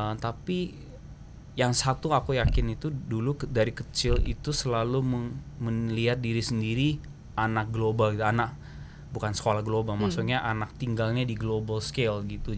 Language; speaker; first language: Indonesian; early bilingual, heritage; Japanese